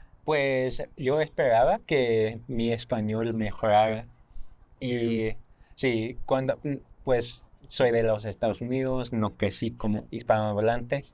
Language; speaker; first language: Spanish; non-native, fluent; English